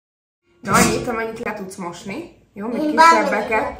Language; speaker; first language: Hungarian; native; Hungarian